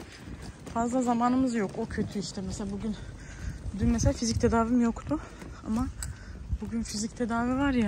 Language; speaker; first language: Turkish; early bilingual, heritage; Turkish